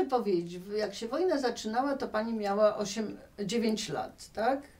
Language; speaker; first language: Polish; native; Polish